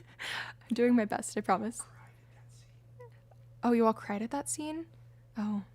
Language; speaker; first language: English; native; English